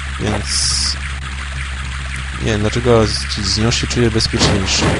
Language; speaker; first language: Polish; native; Polish